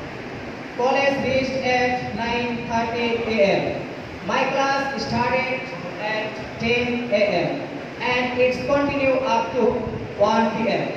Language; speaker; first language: English; non-native, learner; Bangla